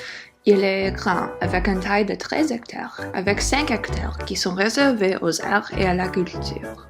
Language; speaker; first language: French; non-native, local second language; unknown